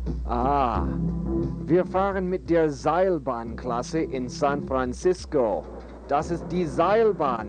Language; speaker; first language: German; non-native, fluent; English